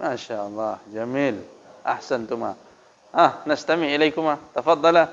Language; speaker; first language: Arabic; non-native, fluent; Indonesian